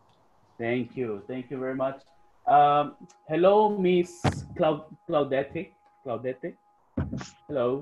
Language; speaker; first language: English; non-native, fluent; Spanish